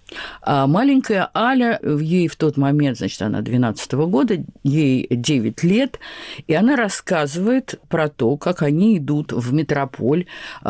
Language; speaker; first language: Russian; native; Russian